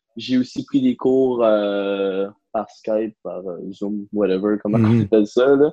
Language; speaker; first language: French; native; French